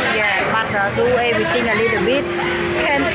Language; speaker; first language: English; non-native, learner; Khmer